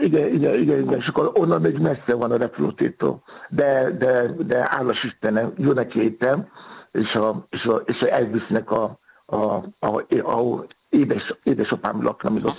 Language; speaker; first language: Hungarian; non-native, fluent; Yoruba